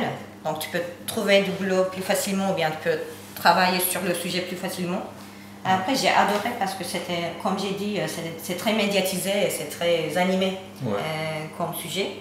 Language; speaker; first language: French; non-native, fluent; Turkish